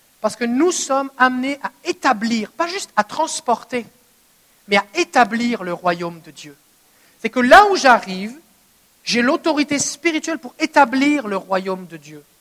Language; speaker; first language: French; native; French